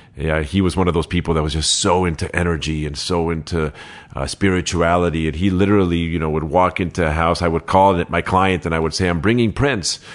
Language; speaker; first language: English; early bilingual, other home language; Spanish